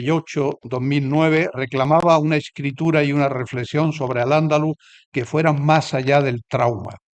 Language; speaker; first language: Spanish; native; Spanish